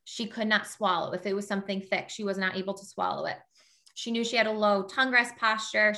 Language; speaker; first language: English; native; English